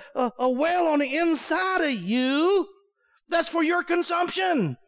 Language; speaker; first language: English; native; English